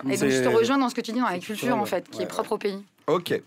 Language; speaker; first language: French; non-native, local second language; Arabic